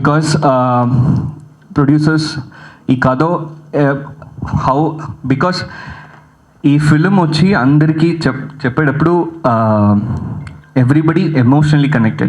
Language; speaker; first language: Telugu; early bilingual, heritage; Telugu